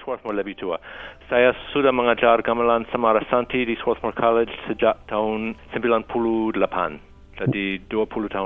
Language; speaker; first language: Indonesian; non-native, fluent; English